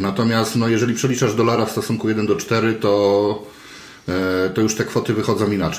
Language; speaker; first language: Polish; native; Polish